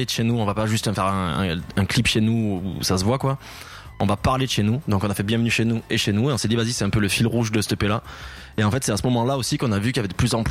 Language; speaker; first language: French; native; French